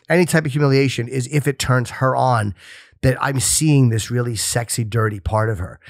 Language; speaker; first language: English; native; English